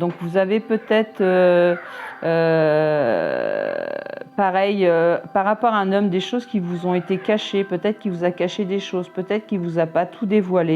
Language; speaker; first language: French; native; French